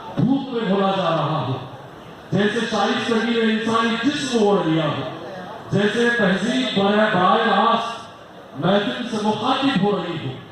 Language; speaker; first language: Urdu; native; Urdu